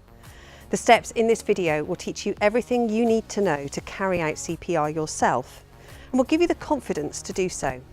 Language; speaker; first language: English; native; English